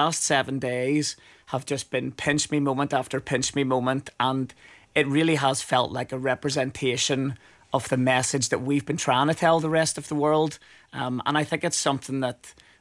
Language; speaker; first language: English; native; English